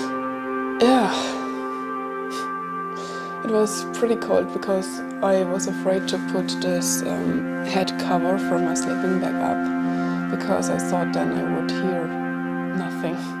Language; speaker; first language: English; non-native, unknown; German